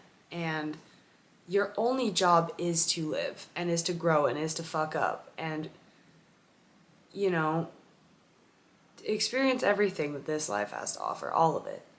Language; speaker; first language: English; native; English